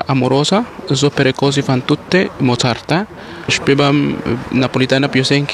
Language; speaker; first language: Polish; non-native, learner; Spanish